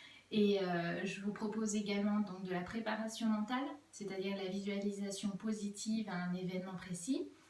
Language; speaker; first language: French; native; French